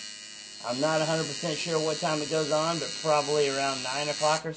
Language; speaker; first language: English; native; English